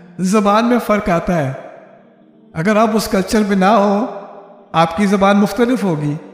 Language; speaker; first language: Urdu; early bilingual, heritage; Urdu